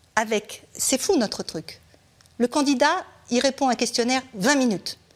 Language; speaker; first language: French; native; French